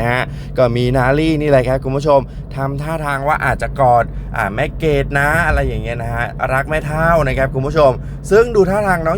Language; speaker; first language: Thai; native; Thai